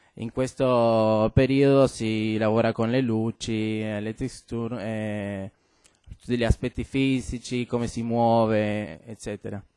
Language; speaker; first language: Italian; non-native, fluent; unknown